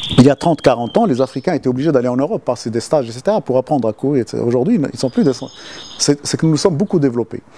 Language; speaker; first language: French; non-native, local second language; Arabic